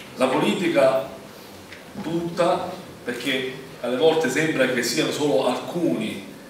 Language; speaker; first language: Italian; native; Italian